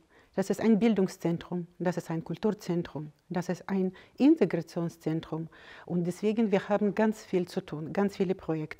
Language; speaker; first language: German; non-native, fluent; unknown